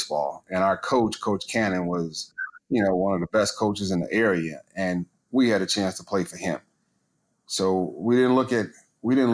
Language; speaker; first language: English; native; English